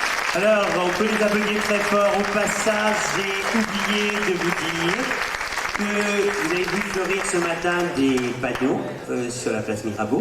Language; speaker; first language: French; native; French